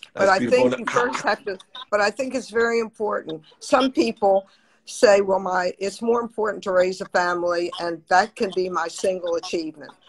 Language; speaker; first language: English; native; English